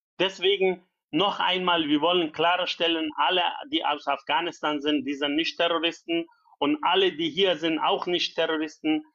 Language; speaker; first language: German; non-native, learner; Persian